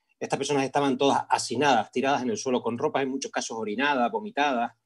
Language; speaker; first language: Spanish; native; Spanish